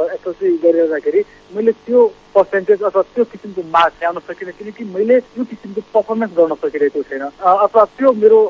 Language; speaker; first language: Nepali; non-native, local second language; Maithili